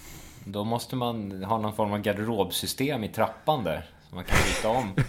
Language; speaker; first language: Swedish; native; Swedish